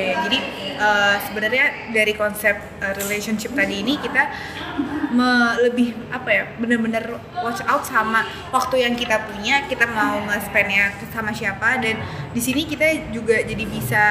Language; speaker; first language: Indonesian; native; Indonesian